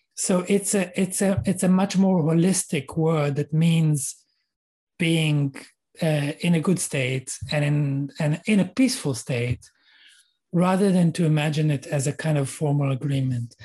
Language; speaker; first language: English; non-native, fluent; Hebrew